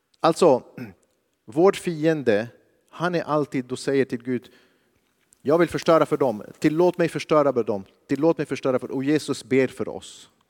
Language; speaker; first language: Swedish; non-native, fluent; Arabic